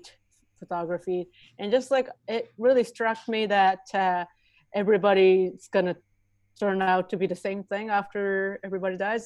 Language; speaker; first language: English; non-native, fluent; Japanese